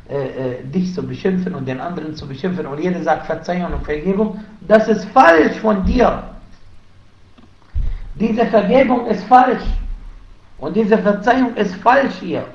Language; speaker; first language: German; non-native, fluent; Arabic